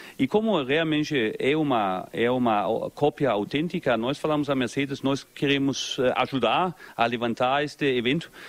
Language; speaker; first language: Portuguese; non-native, fluent; German